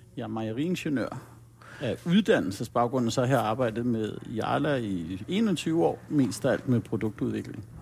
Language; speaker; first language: Danish; native; Danish